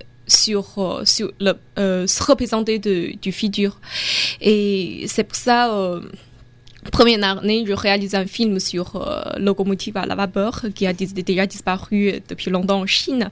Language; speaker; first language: French; non-native, fluent; Chinese